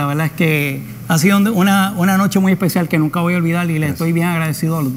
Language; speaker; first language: Spanish; native; Spanish